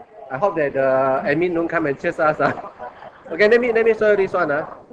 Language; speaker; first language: English; non-native, local second language; Chinese